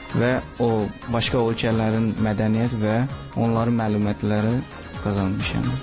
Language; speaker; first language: Azerbaijani; non-native, learner; Tamil